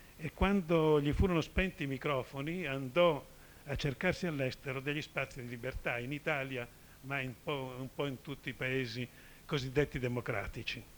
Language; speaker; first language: Italian; native; Italian